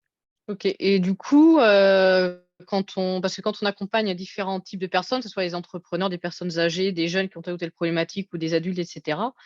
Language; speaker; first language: French; native; French